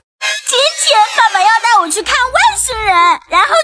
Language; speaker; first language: Chinese; native; Chinese